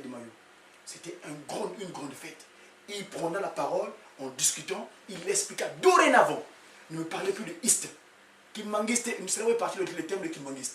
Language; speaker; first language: French; non-native, local second language; Kongo